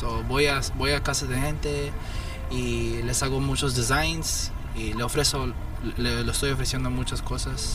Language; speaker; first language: Spanish; early bilingual, heritage; Spanish